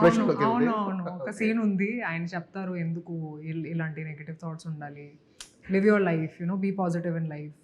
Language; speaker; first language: Telugu; non-native, local second language; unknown